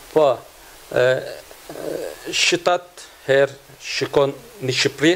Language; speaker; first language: Albanian; non-native, learner; Turkish